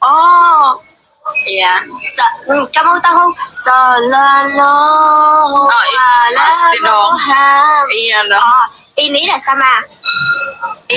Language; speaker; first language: Indonesian; non-native, learner; Vietnamese